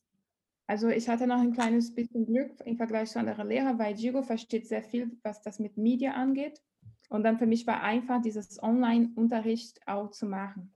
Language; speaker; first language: German; non-native, learner; Portuguese